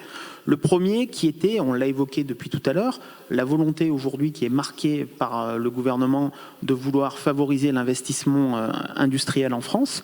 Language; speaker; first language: French; native; French